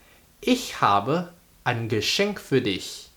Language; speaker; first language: German; non-native, fluent; Indonesian